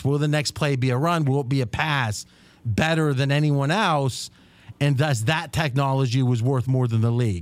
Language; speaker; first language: English; native; English